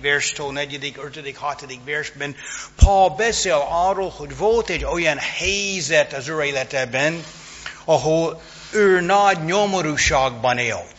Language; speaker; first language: Hungarian; non-native, fluent; English